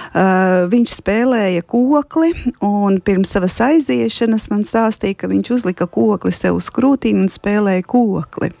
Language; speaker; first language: Latvian; native; Latvian